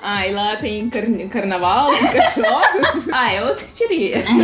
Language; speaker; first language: Portuguese; non-native, fluent; Russian